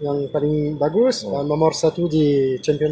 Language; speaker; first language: Indonesian; non-native, fluent; French